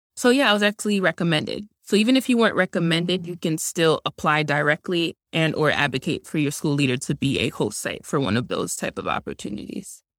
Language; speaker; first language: English; early bilingual, other home language; Haitian Creole